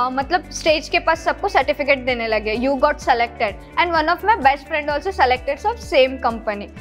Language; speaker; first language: Hindi; non-native, local second language; Urdu